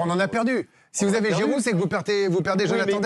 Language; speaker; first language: French; native; French